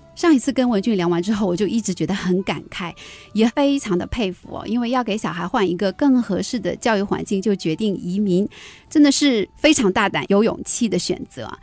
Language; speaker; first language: Chinese; native; Chinese